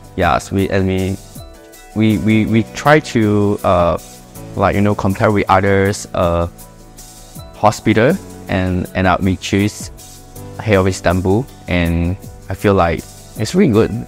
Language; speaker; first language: English; non-native, local second language; Chinese